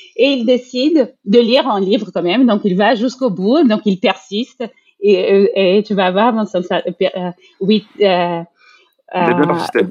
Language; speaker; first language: French; non-native, fluent; Portuguese